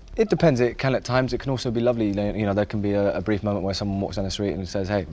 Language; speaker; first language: English; native; English